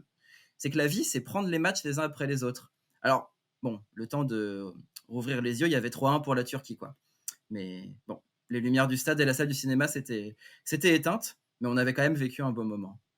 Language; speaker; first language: French; native; French